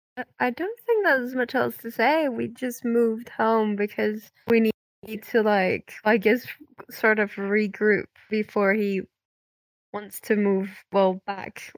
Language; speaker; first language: English; non-native, fluent; Dutch